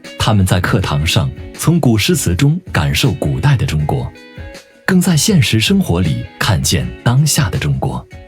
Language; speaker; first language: Chinese; native; Chinese